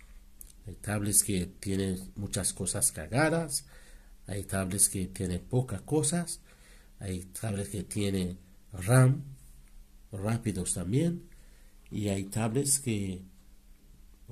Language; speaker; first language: Spanish; non-native, learner; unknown